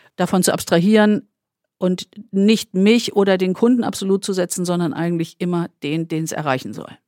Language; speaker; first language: German; native; German